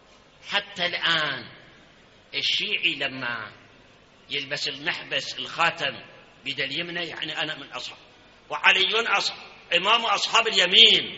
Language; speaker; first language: Arabic; native; Arabic